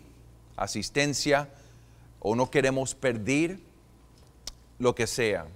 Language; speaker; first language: Spanish; non-native, fluent; English